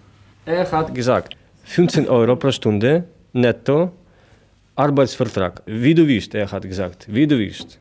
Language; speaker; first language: German; non-native, learner; Polish